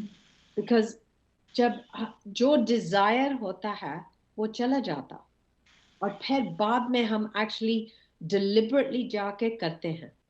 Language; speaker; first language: Hindi; early bilingual, heritage; English